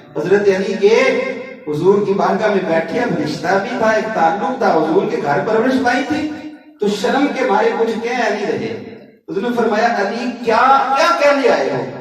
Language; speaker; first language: Urdu; non-native, local second language; Punjabi